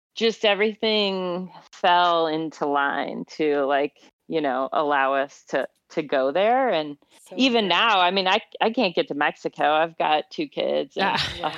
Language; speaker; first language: English; native; English